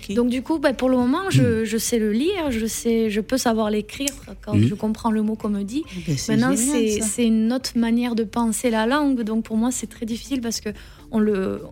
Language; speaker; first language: French; native; French